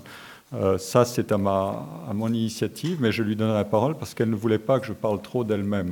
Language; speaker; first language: French; native; French